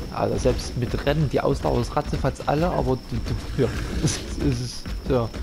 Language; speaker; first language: German; native; German